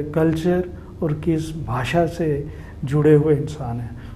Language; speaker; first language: Hindi; native; Hindi